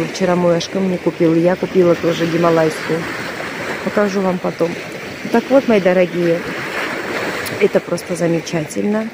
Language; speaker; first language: Russian; native; Russian